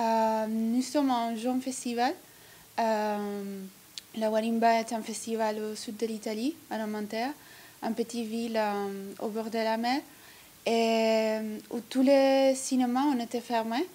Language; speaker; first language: French; non-native, learner; Italian